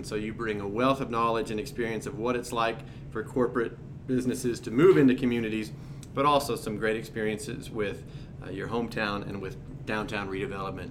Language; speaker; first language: English; native; English